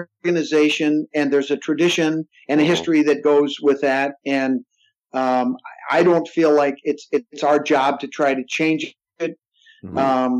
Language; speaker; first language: English; native; English